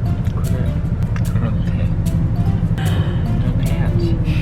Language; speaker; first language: Korean; non-native, learner; Japanese